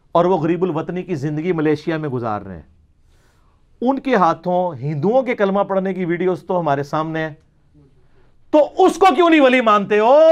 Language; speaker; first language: Urdu; non-native, local second language; Punjabi